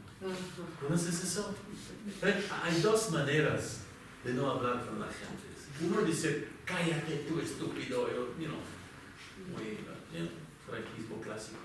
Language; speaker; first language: Spanish; non-native, fluent; French